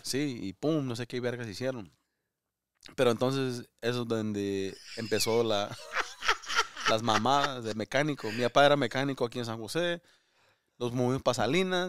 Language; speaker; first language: Spanish; early bilingual, other home language; English